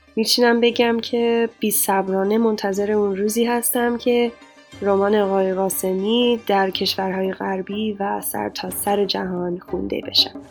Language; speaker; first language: Persian; non-native, fluent; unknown